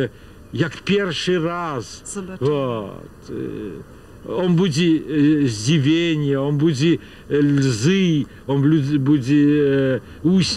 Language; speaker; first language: Polish; non-native, fluent; Russian